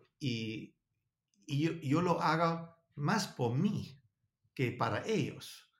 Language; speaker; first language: Spanish; non-native, learner; Danish